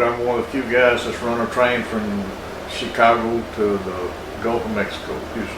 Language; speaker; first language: English; native; English